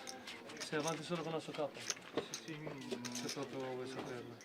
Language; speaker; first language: Italian; non-native, fluent; Albanian